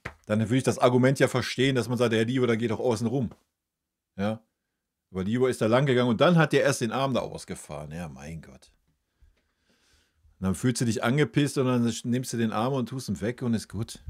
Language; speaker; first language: German; native; German